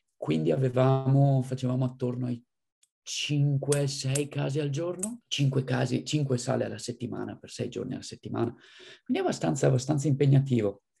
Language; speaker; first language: Italian; native; Italian